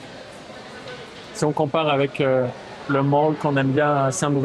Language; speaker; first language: French; native; French